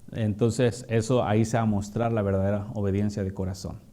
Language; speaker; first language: Spanish; native; Spanish